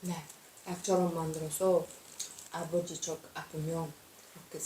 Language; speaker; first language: Korean; non-native, learner; Uzbek